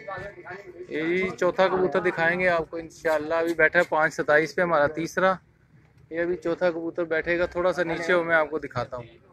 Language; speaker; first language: Hindi; non-native, local second language; Punjabi